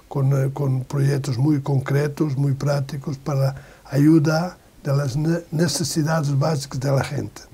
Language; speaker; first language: Spanish; non-native, learner; Portuguese